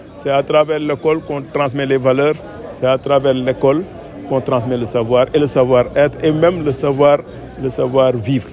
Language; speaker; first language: French; non-native, local second language; Wolof